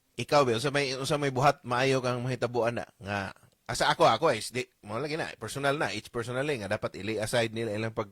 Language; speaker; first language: Cebuano; native; Cebuano